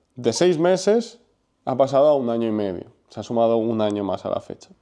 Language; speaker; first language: Spanish; non-native, fluent; Ukrainian